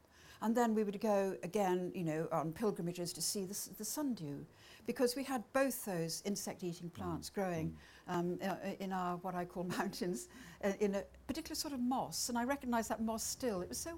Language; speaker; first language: English; native; English